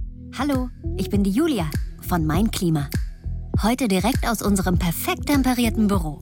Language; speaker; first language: German; native; German